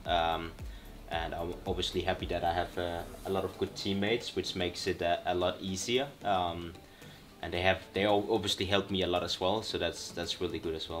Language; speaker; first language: English; non-native, fluent; Danish